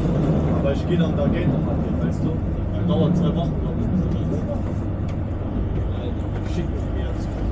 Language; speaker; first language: German; non-native, learner; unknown